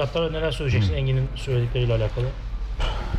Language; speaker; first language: Turkish; native; Turkish